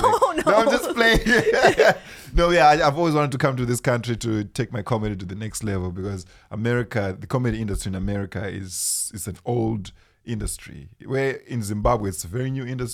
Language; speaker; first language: English; non-native, local second language; Shona